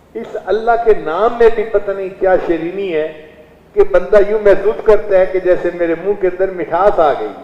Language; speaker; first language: Urdu; non-native, local second language; Saraiki